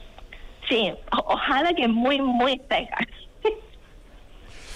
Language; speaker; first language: Spanish; non-native, learner; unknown